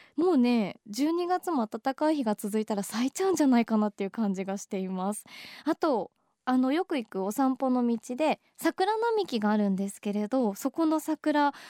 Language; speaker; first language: Japanese; native; Japanese